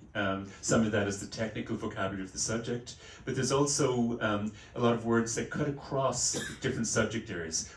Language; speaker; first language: English; native; English